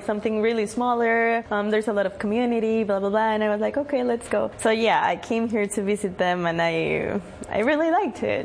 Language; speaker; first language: English; non-native, fluent; Spanish